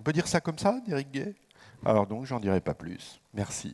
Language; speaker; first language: French; native; French